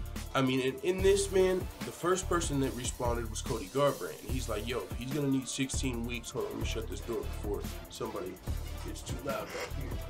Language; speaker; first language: English; native; English